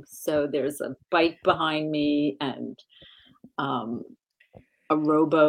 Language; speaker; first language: English; native; English